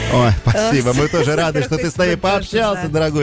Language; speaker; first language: Russian; native; Russian